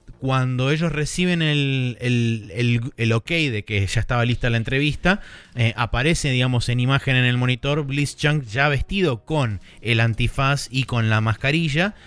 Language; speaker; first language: Spanish; native; Spanish